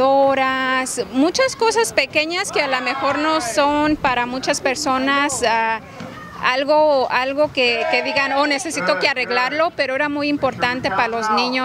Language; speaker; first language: Spanish; early bilingual, other home language; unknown